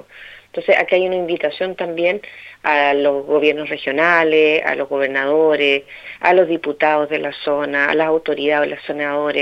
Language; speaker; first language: Spanish; native; Spanish